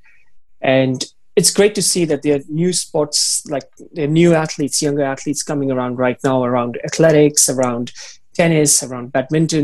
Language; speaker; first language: English; non-native, local second language; Hindi